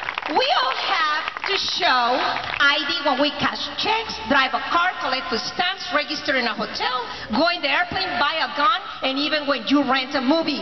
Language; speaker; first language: English; non-native, fluent; Spanish